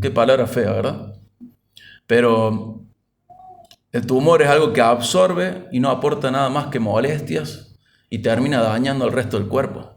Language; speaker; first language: Spanish; native; Spanish